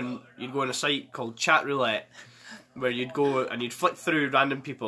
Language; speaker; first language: English; native; English